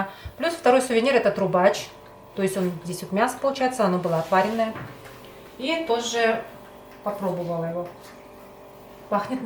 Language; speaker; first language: Russian; native; Russian